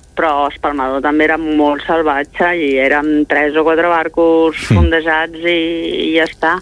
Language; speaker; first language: Catalan; native; Catalan